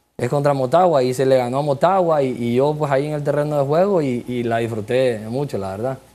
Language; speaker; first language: Spanish; native; Spanish